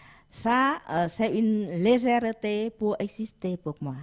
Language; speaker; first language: French; non-native, learner; Vietnamese